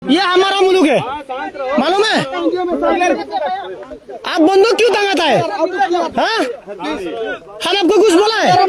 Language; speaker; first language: Hindi; non-native, learner; Bangla